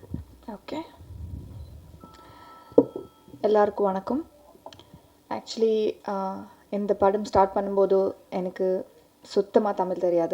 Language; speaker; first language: Tamil; non-native, learner; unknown